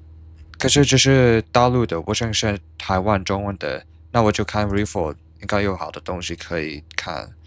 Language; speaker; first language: Chinese; non-native, learner; English